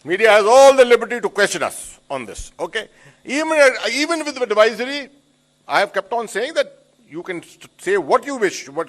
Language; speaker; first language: English; non-native, local second language; Hindi